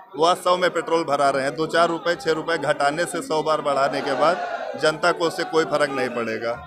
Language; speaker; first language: Hindi; native; Hindi